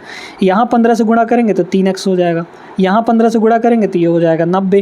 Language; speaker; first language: Hindi; native; Hindi